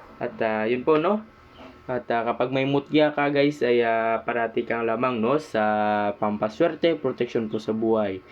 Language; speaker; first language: Filipino; non-native, local second language; Cebuano